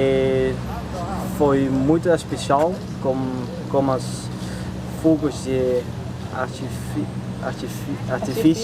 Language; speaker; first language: Portuguese; non-native, learner; Dutch